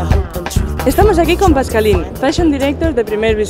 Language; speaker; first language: Spanish; native; Spanish